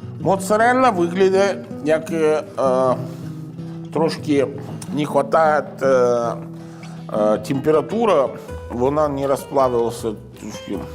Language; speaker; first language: Ukrainian; non-native, learner; Italian